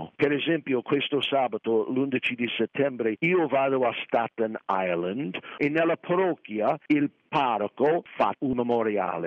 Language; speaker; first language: Italian; non-native, fluent; English